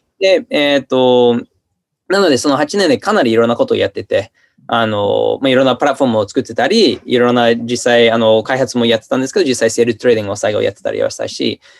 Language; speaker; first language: Japanese; non-native, fluent; English